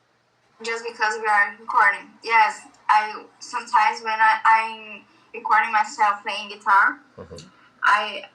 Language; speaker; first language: English; non-native, learner; Portuguese